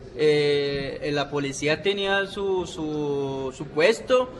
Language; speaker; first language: Spanish; native; Spanish